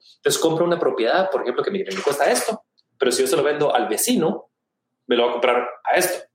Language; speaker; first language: Spanish; native; Spanish